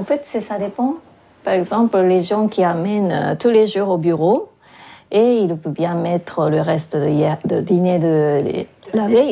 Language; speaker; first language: French; non-native, fluent; Japanese